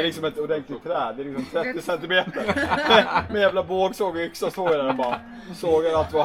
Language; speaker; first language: Swedish; native; Swedish